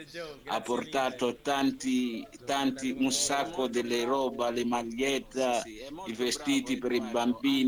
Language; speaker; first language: Italian; non-native, learner; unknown